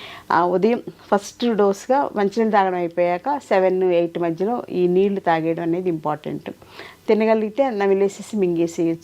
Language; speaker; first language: Telugu; native; Telugu